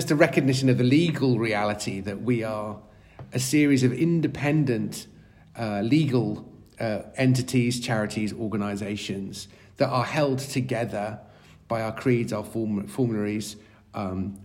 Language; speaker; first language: English; native; English